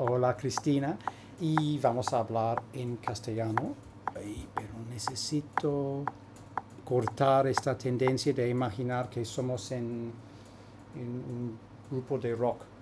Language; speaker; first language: Spanish; non-native, fluent; English